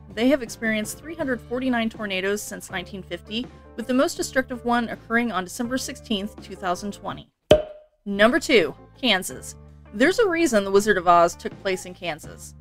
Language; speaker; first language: English; native; English